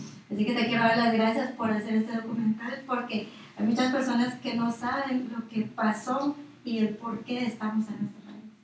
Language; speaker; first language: Spanish; native; Spanish